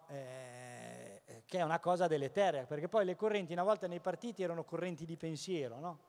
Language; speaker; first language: Italian; native; Italian